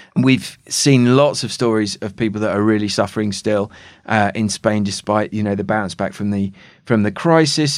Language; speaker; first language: English; native; English